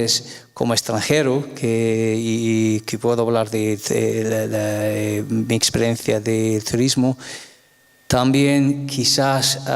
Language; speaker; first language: Spanish; non-native, fluent; English